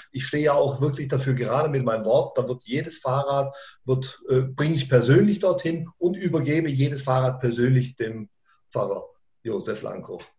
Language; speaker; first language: German; native; German